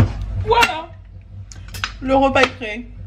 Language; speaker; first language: French; native; French